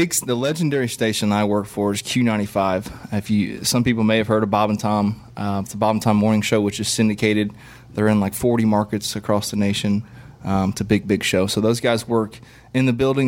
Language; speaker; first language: English; native; English